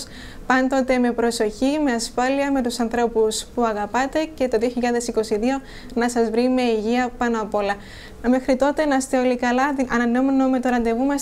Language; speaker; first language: Greek; native; Greek